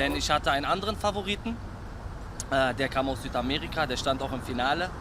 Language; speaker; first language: German; early bilingual, other home language; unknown